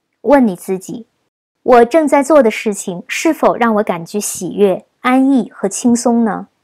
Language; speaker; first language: Chinese; native; Chinese